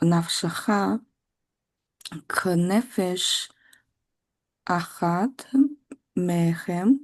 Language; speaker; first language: Hebrew; non-native, learner; English